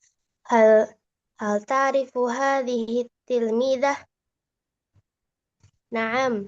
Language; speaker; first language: Arabic; non-native, learner; Indonesian